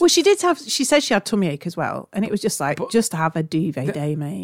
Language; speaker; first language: English; native; English